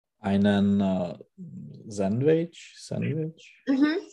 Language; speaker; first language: German; non-native, learner; Czech